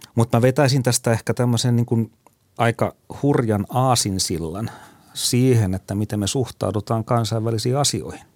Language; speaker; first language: Finnish; native; Finnish